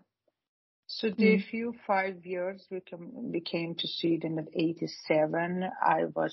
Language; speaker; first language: English; non-native, fluent; Persian